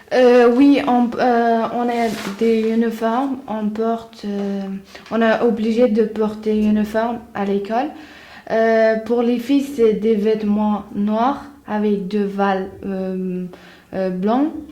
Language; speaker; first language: French; non-native, learner; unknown